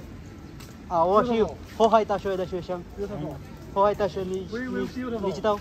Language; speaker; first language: Chinese; non-native, learner; Bangla